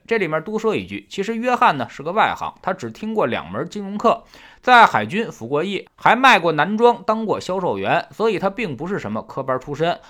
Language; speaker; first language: Chinese; native; Chinese